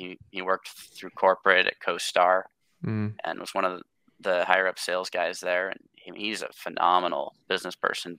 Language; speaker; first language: English; native; English